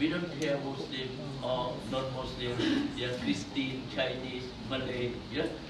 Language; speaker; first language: English; non-native, learner; Khmer